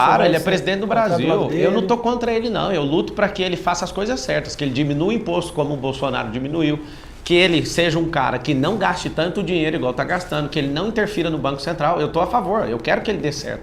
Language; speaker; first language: Portuguese; native; Portuguese